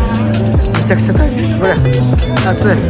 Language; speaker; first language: Japanese; native; Japanese